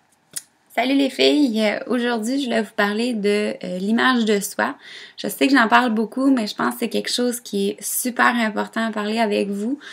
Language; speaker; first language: French; native; French